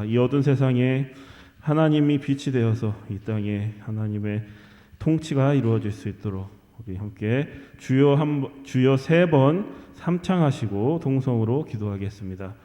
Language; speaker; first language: Korean; native; Korean